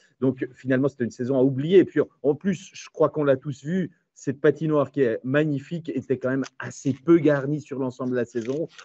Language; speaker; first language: French; native; French